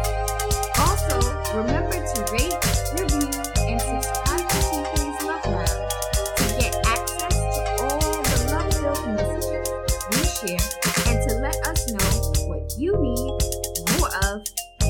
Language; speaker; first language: English; native; English